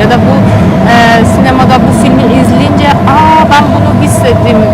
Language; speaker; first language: Turkish; non-native, learner; Persian